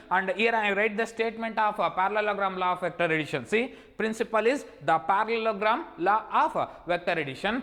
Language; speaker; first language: English; non-native, local second language; Kannada